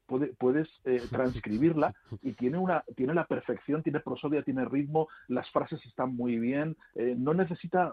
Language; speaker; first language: Spanish; native; Spanish